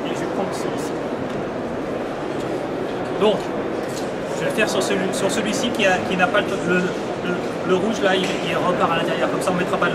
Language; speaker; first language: French; native; French